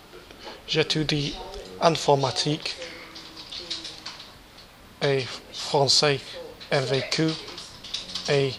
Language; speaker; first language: French; non-native, learner; English